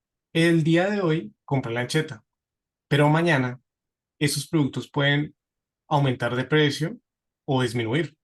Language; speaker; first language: Spanish; native; Spanish